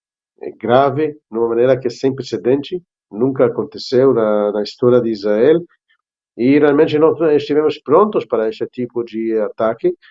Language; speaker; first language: Portuguese; non-native, fluent; Hebrew